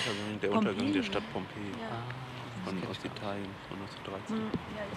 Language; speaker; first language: German; native; German